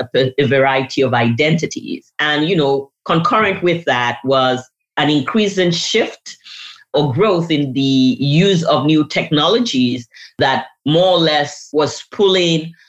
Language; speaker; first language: English; non-native, local second language; Yoruba